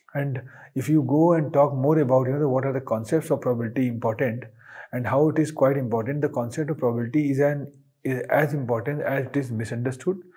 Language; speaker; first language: English; non-native, local second language; Hindi